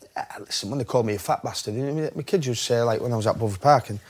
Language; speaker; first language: English; native; English